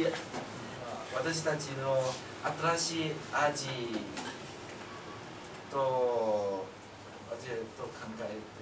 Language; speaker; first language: Japanese; non-native, learner; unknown